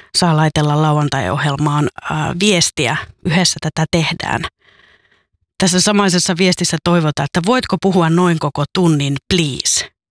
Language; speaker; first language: Finnish; native; Finnish